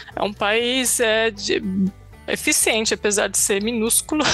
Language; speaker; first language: Portuguese; native; Portuguese